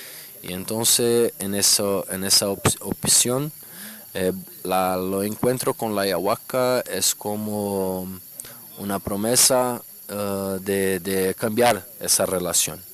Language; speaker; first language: Spanish; non-native, fluent; Portuguese